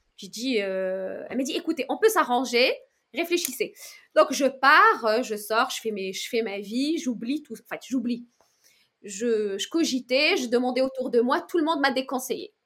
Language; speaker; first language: French; non-native, local second language; Arabic